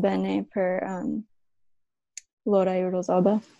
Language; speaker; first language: Italian; non-native, learner; English